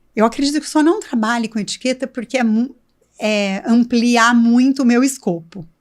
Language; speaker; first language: Portuguese; native; Portuguese